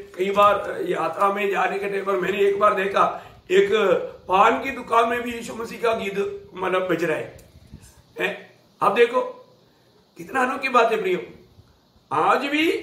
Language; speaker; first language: Hindi; non-native, local second language; Malayalam